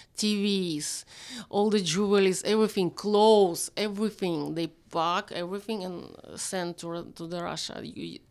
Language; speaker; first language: English; non-native, learner; Ukrainian